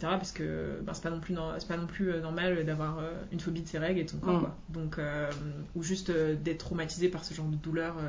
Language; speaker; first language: French; native; French